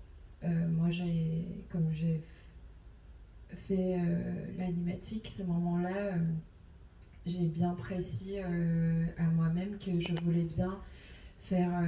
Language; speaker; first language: French; non-native, fluent; Chinese